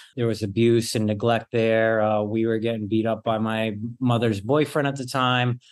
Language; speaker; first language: English; early bilingual, other home language; Italian